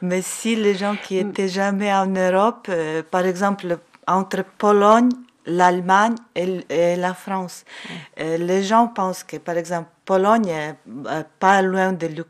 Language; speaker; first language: French; non-native, learner; Ukrainian